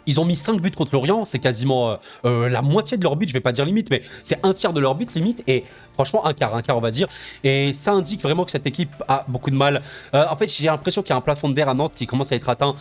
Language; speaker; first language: French; native; French